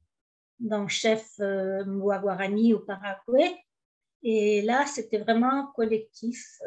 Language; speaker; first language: French; early bilingual, heritage; French